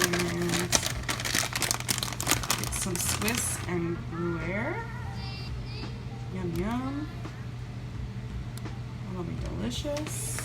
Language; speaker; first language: English; native; English